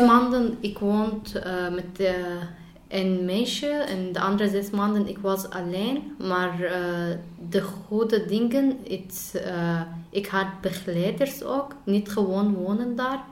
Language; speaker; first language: Dutch; non-native, learner; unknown